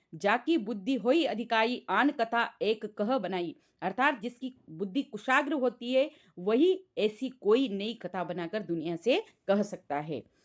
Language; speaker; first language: Hindi; native; Hindi